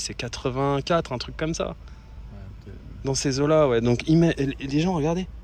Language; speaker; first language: French; native; French